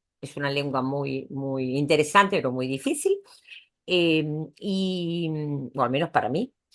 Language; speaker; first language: Spanish; native; Spanish